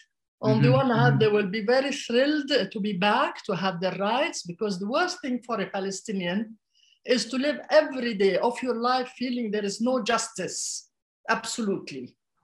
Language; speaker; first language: English; non-native, fluent; Arabic